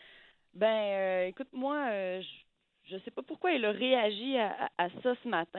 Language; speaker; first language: French; native; French